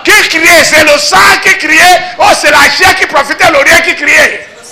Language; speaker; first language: French; non-native, learner; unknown